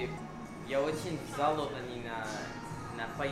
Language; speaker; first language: Russian; non-native, learner; English